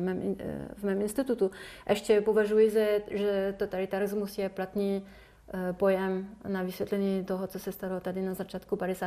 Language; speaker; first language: Czech; non-native, fluent; French